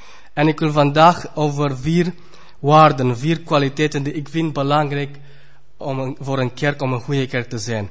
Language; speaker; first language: Dutch; non-native, fluent; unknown